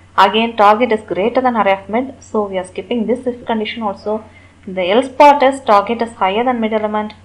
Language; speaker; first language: English; non-native, local second language; Tamil